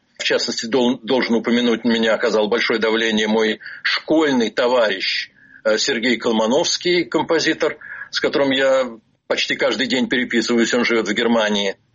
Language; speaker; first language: Russian; native; Russian